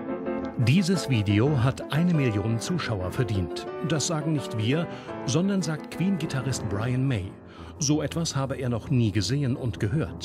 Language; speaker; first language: German; native; German